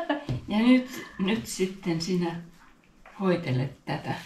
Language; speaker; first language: Finnish; native; Finnish